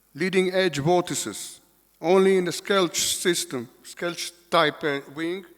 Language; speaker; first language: English; non-native, fluent; Hebrew